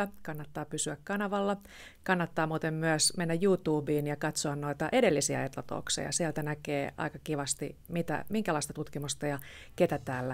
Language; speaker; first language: Finnish; native; Finnish